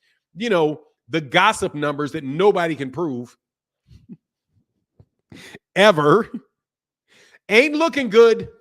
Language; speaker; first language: English; native; English